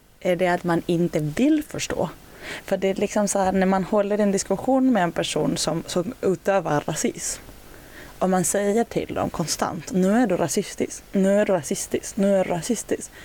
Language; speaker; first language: Swedish; native; Swedish